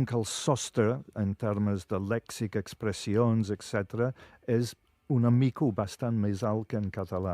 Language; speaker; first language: Catalan; non-native, fluent; English